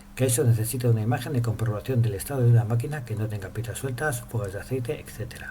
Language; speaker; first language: Spanish; non-native, local second language; Basque